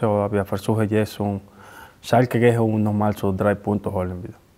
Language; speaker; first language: German; non-native, learner; Spanish